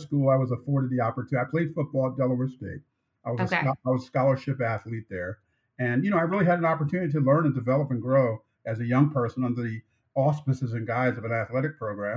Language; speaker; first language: English; native; English